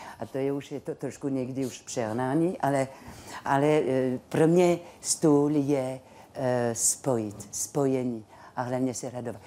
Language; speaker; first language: Czech; non-native, fluent; French